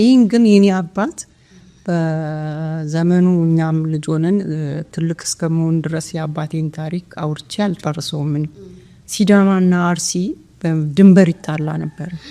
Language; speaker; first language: Amharic; non-native, local second language; Oromo